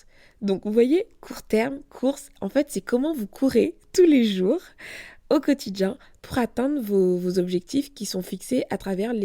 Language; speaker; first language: French; native; French